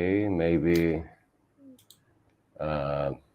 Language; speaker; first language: English; non-native, learner; Italian